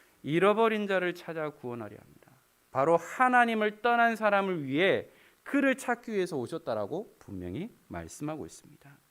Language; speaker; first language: Korean; native; Korean